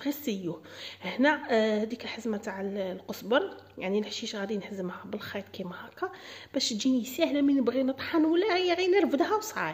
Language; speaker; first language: Arabic; native; Arabic